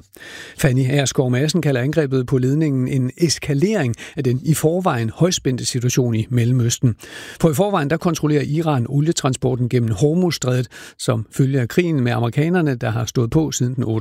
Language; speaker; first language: Danish; native; Danish